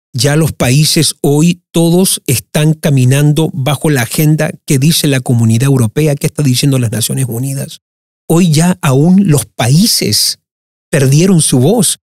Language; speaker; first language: Spanish; early bilingual, heritage; Spanish